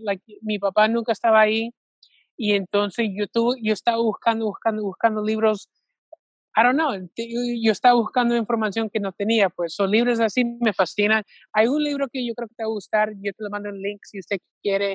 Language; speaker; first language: Spanish; early bilingual, heritage; Spanish